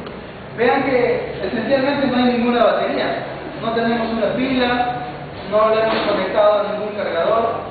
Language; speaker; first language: Spanish; native; Spanish